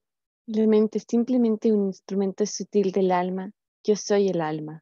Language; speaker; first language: Spanish; native; Spanish